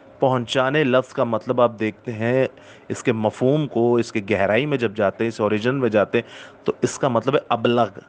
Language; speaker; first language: Urdu; non-native, local second language; Punjabi